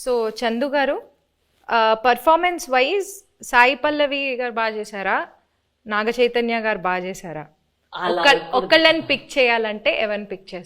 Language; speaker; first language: Telugu; native; Telugu